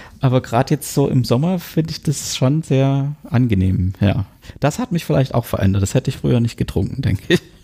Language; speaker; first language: German; native; German